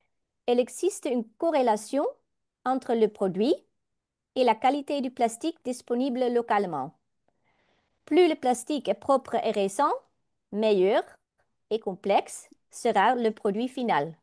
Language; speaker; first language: French; non-native, learner; Dutch